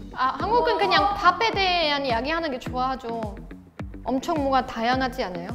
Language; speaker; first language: Korean; non-native, fluent; German